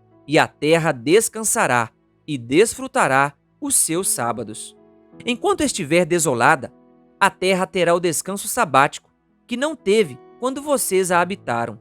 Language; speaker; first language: Portuguese; native; Portuguese